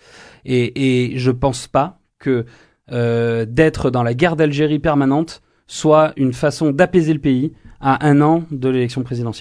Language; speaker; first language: French; native; French